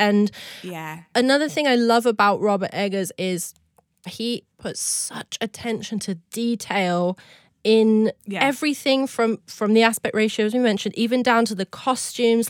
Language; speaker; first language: English; native; English